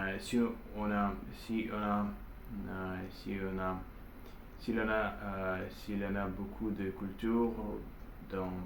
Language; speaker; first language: French; non-native, learner; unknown